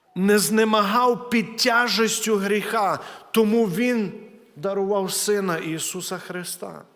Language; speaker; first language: Ukrainian; native; Ukrainian